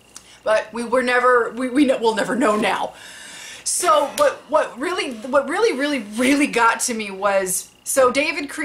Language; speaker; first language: English; native; English